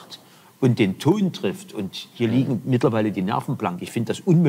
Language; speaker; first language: German; native; German